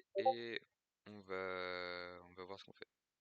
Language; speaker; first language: French; native; French